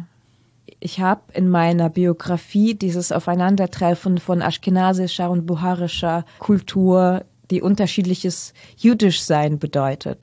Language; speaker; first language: German; non-native, fluent; Russian